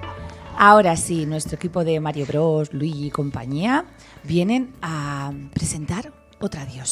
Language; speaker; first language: Spanish; native; Spanish